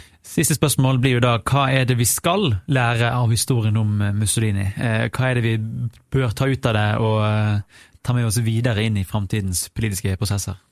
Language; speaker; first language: Norwegian; native; Norwegian